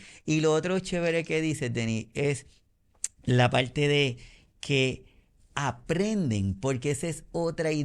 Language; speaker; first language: Spanish; native; Spanish